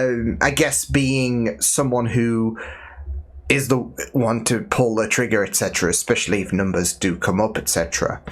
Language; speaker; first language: English; native; English